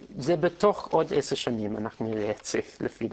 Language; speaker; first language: Hebrew; non-native, fluent; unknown